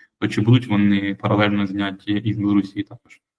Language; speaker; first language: Ukrainian; native; Ukrainian